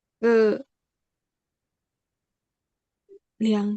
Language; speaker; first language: Chinese; non-native, learner; Indonesian